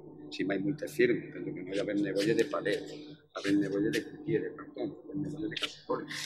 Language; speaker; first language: Romanian; non-native, fluent; Spanish